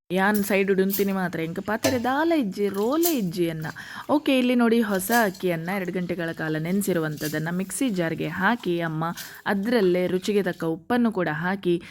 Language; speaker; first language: Kannada; native; Kannada